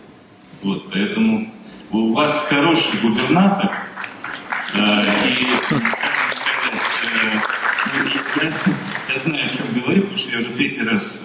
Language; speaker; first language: Russian; native; Russian